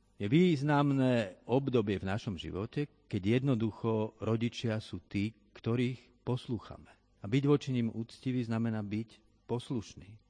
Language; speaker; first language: Slovak; native; Slovak